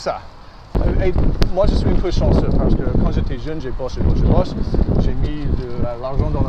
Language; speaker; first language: French; early bilingual, heritage; English